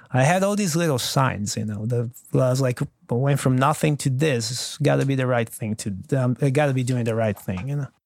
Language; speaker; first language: English; non-native, fluent; Portuguese